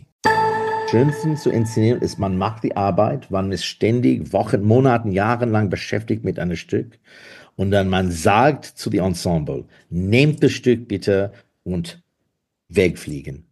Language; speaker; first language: German; non-native, fluent; English